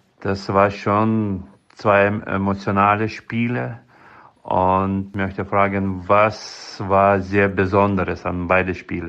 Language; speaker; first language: German; non-native, fluent; Lithuanian